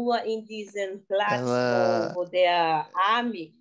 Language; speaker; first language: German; non-native, learner; Portuguese